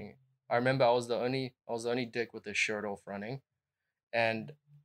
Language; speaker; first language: English; native; English